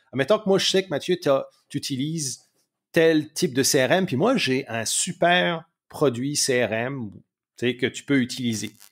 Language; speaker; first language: French; native; French